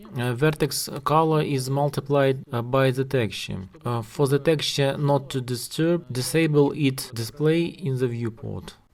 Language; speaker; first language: English; non-native, learner; Russian